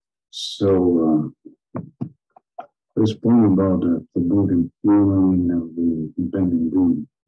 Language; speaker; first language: English; non-native, fluent; Ukrainian